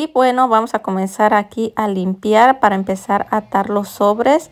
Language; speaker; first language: Spanish; native; Spanish